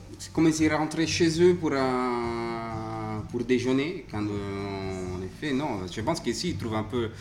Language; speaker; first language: French; non-native, fluent; Italian